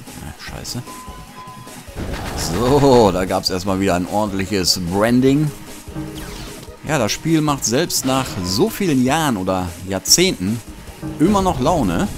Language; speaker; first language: German; native; German